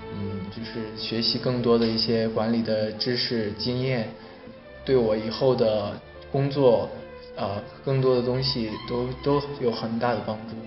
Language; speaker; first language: Chinese; native; Chinese